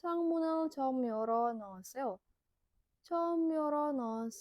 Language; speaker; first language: Korean; non-native, learner; Indonesian